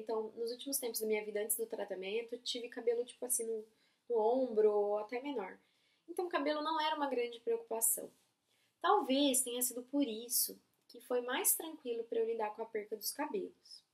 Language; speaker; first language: Portuguese; native; Portuguese